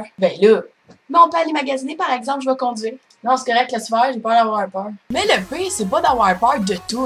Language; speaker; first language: French; native; French